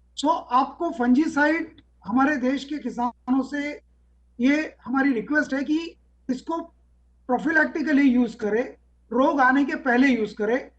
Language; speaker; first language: Hindi; non-native, local second language; Marathi